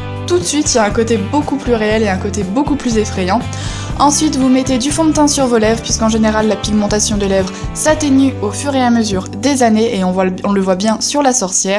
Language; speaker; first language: French; native; French